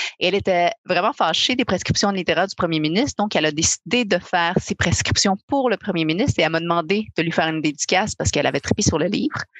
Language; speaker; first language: French; early bilingual, other home language; Spanish